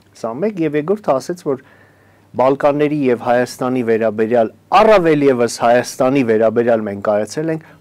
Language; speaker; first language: Armenian; native; Armenian